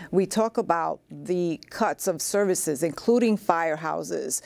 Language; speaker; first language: English; native; English